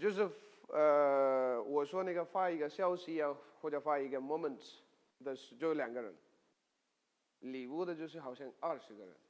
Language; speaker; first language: Chinese; non-native, fluent; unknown